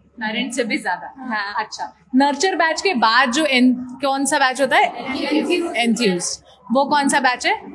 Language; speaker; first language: Hindi; native; Hindi